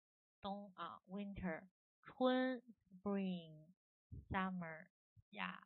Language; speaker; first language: English; non-native, learner; Chinese